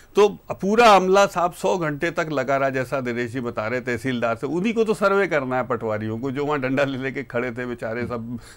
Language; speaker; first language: Hindi; native; Hindi